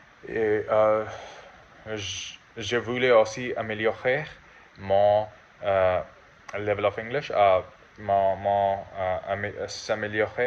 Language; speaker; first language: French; non-native, learner; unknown